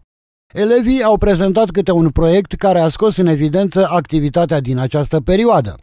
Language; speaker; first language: Romanian; native; Romanian